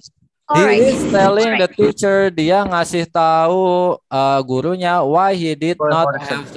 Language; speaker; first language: English; non-native, fluent; Indonesian